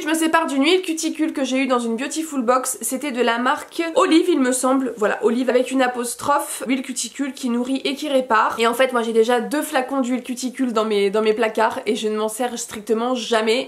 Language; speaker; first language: French; native; French